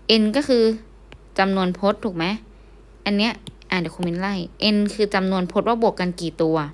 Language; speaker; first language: Thai; native; Thai